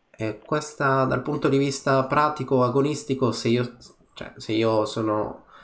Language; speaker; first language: Italian; native; Italian